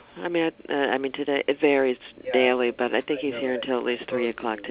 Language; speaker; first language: English; native; English